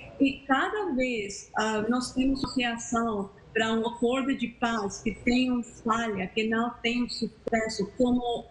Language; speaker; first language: Portuguese; non-native, fluent; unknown